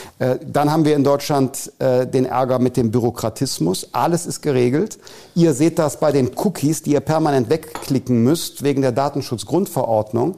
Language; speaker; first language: German; native; German